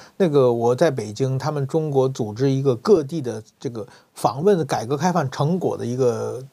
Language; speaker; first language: Chinese; native; Chinese